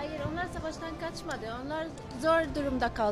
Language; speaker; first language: Turkish; non-native, fluent; Arabic